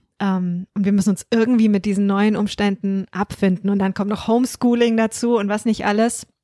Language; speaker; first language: German; native; German